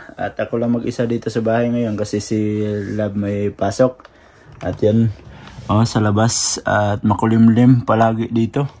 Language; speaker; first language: Filipino; non-native, local second language; Cebuano